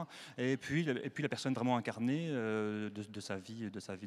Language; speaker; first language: French; native; French